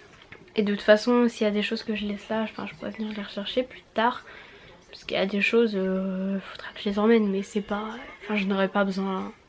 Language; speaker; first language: French; native; French